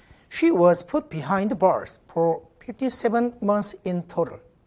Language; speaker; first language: English; non-native, fluent; Korean